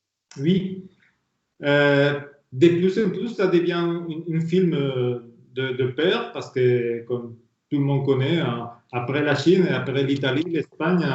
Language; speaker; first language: French; non-native, fluent; Spanish